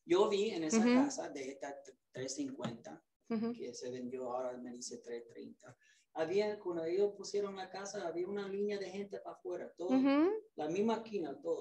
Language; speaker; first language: Spanish; early bilingual, other home language; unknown